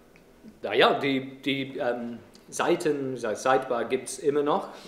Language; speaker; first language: German; non-native, fluent; English